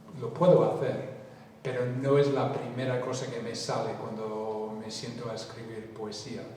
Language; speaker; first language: Spanish; non-native, fluent; English